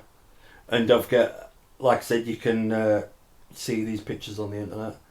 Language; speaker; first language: English; native; English